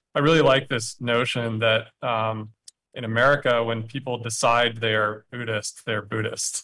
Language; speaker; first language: English; native; English